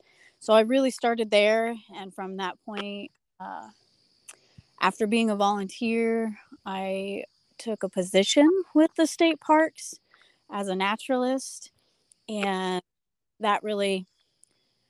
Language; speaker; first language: English; native; English